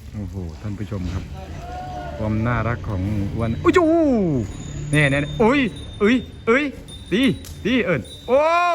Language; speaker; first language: Thai; native; Thai